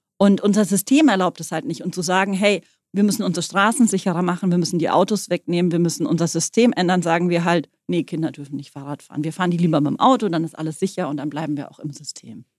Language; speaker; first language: German; native; German